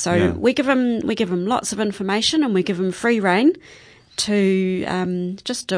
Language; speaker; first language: English; native; English